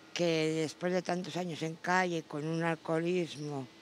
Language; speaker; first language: Spanish; native; Spanish